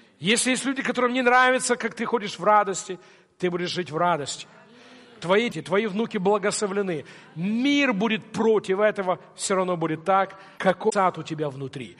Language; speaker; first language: Russian; non-native, local second language; Ukrainian